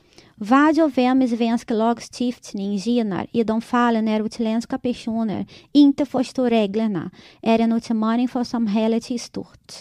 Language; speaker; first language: Swedish; non-native, fluent; Portuguese